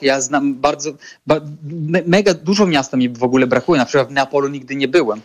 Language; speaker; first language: Polish; non-native, fluent; Italian